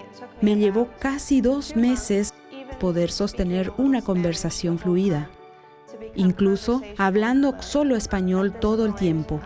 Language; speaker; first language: Spanish; non-native, fluent; English